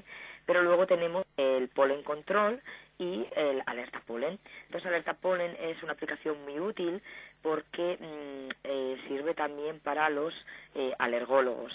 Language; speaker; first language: Spanish; native; Spanish